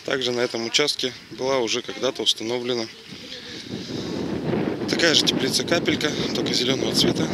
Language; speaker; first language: Russian; native; Russian